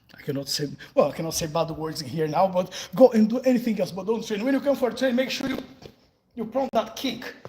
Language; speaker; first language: English; non-native, fluent; Portuguese